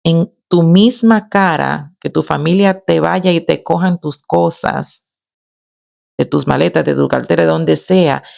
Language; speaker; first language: Spanish; early bilingual, other home language; English